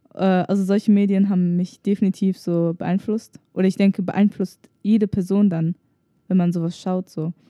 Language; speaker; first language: German; native; German